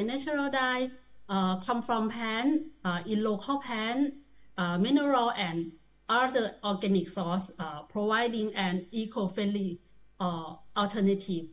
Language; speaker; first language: English; non-native, learner; Thai